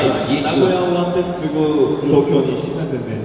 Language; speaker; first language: Japanese; non-native, learner; Korean